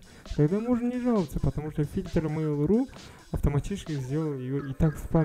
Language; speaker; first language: Russian; non-native, fluent; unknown